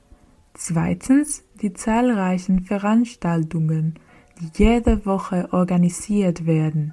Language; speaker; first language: German; non-native, learner; Spanish